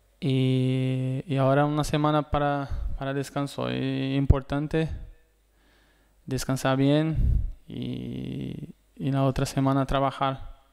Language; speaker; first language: Spanish; non-native, learner; Portuguese